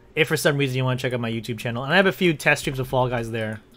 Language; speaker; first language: English; native; English